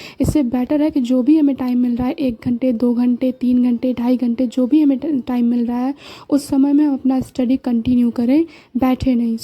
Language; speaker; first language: Hindi; native; Hindi